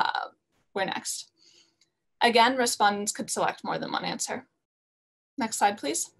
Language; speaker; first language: English; native; English